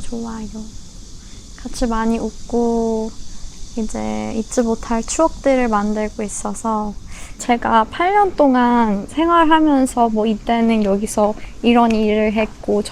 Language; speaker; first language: Korean; non-native, fluent; Persian